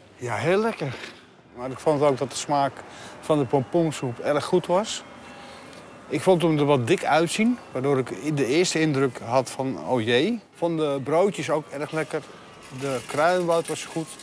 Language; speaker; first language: Dutch; native; Dutch